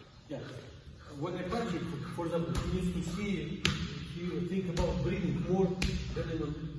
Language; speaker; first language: English; non-native, fluent; Russian